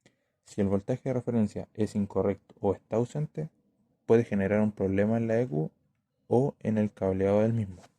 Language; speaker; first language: Spanish; native; Spanish